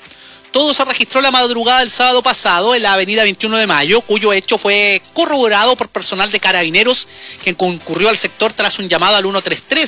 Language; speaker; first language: Spanish; native; Spanish